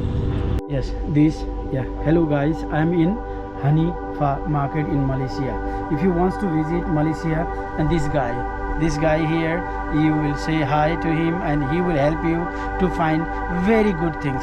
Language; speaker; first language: English; non-native, learner; Nepali